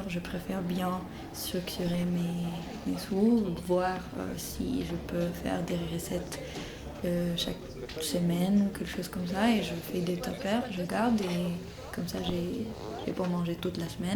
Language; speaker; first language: French; non-native, fluent; Spanish